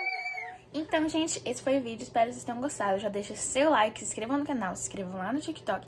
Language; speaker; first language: Portuguese; early bilingual, heritage; Portuguese